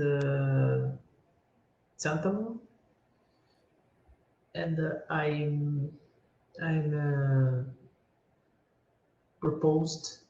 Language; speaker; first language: English; non-native, learner; Portuguese